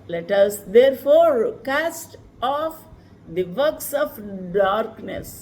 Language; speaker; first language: English; non-native, local second language; Telugu